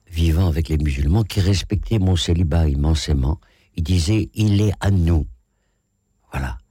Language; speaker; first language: French; native; French